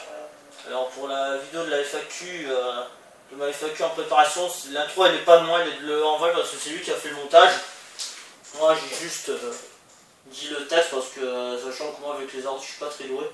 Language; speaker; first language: French; native; French